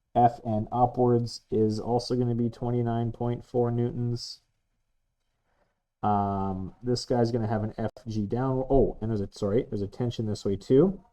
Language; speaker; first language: English; native; English